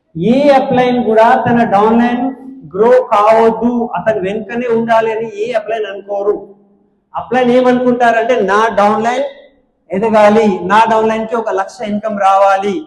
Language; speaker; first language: Telugu; non-native, local second language; Hindi